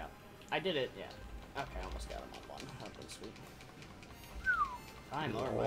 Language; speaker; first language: English; native; English